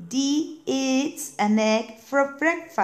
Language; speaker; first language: English; non-native, fluent; Spanish